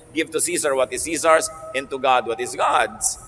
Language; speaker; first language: English; non-native, local second language; Filipino